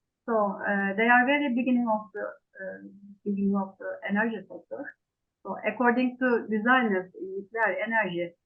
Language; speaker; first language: English; non-native, fluent; Turkish